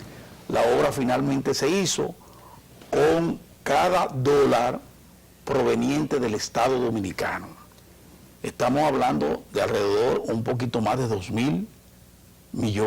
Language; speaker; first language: Spanish; native; Spanish